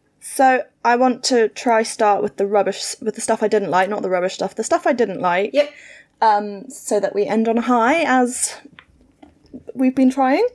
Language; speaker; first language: English; native; English